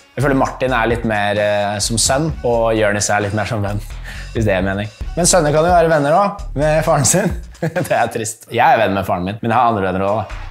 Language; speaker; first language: Norwegian; early bilingual, other home language; English